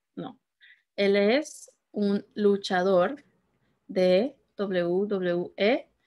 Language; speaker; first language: Spanish; native; Spanish